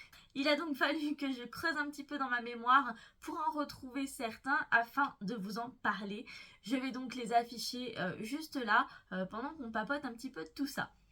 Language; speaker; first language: French; native; French